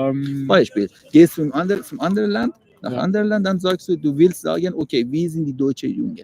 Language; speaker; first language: German; non-native, learner; Persian